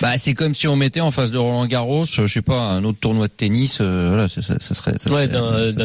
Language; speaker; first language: French; native; French